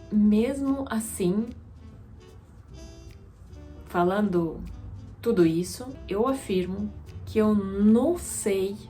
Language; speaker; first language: Portuguese; non-native, fluent; Russian